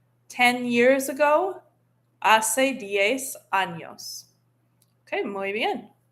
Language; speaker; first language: Spanish; non-native, fluent; English